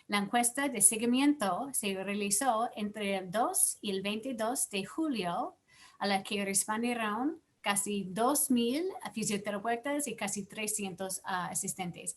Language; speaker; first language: Spanish; non-native, fluent; English